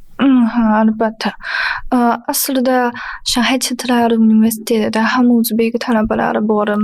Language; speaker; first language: Uzbek; non-native, learner; Chinese